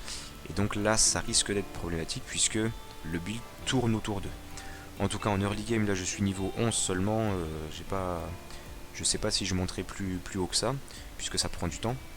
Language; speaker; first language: French; native; French